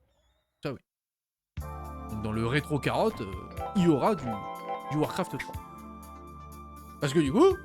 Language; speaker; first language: French; native; French